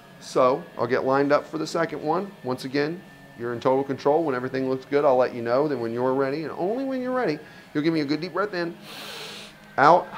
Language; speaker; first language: English; native; English